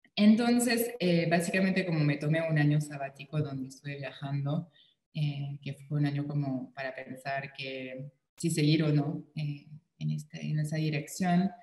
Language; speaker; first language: Spanish; non-native, fluent; French